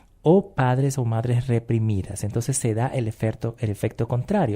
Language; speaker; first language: Spanish; native; Spanish